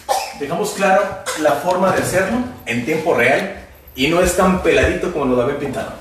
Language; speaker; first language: Spanish; native; Spanish